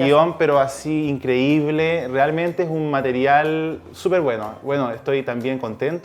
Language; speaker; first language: Spanish; native; Spanish